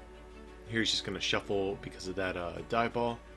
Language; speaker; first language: English; native; English